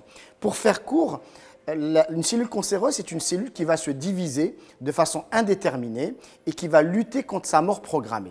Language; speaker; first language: French; non-native, local second language; Arabic